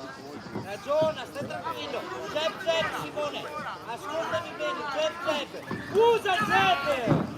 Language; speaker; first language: Italian; native; Italian